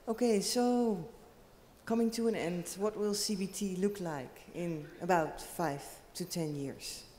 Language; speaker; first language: English; non-native, fluent; Dutch